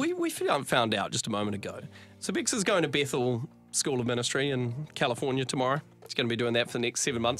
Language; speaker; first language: English; native; English